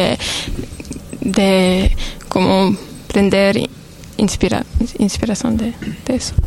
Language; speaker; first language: Spanish; non-native, learner; French